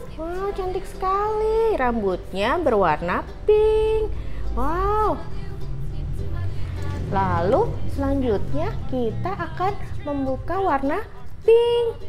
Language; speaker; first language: Indonesian; native; Indonesian